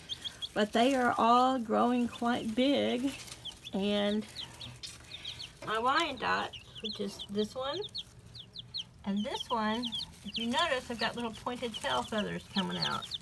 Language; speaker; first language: English; native; English